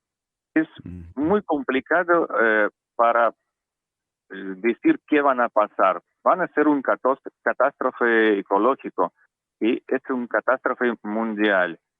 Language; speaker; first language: Spanish; non-native, learner; Russian